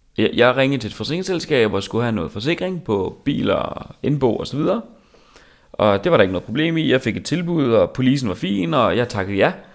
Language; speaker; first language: Danish; native; Danish